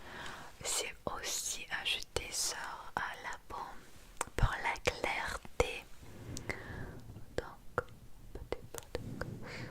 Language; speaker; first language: French; non-native, learner; English